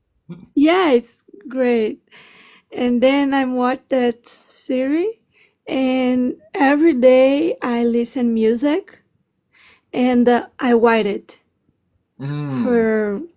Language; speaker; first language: English; non-native, learner; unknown